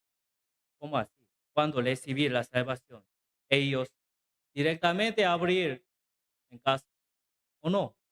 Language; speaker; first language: Spanish; non-native, learner; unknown